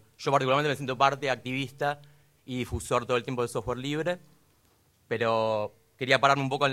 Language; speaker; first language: Spanish; native; Spanish